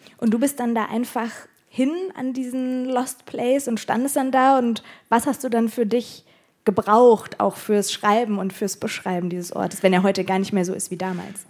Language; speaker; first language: German; early bilingual, other home language; Arabic